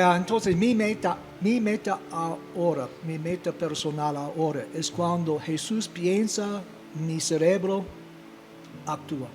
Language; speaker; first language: Spanish; non-native, fluent; English